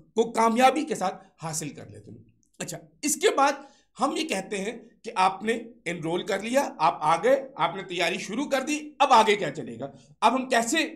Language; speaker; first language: Urdu; non-native, local second language; Sindhi